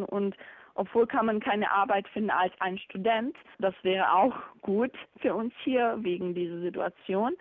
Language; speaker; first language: German; non-native, fluent; Bosnian